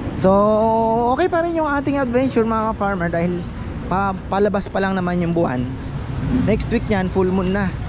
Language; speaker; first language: Filipino; native; Filipino